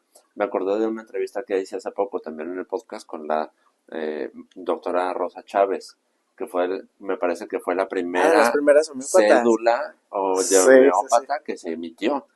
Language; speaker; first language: Spanish; native; Spanish